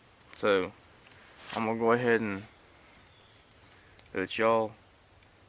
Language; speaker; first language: English; native; English